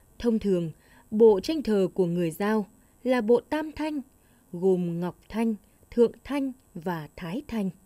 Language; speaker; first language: Vietnamese; native; Vietnamese